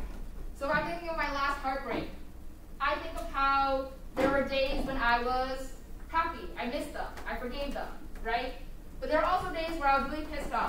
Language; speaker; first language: English; native; English